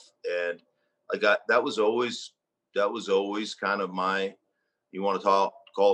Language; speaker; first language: English; native; English